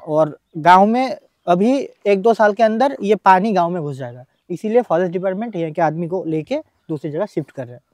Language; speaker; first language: Hindi; non-native, local second language; Bangla